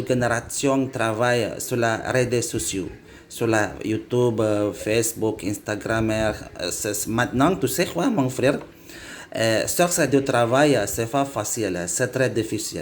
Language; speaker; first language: French; non-native, learner; Indonesian